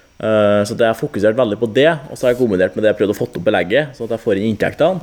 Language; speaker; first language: Norwegian; native; Norwegian